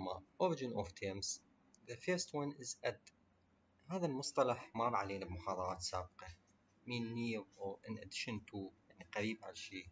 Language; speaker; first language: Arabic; native; Arabic